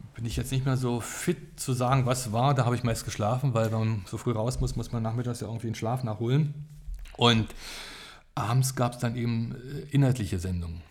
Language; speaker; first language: German; native; German